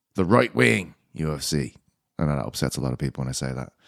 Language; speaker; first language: English; native; English